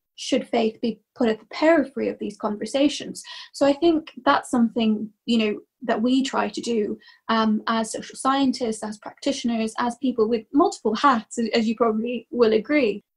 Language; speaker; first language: English; native; English